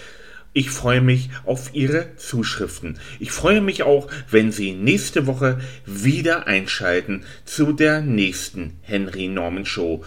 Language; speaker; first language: German; native; German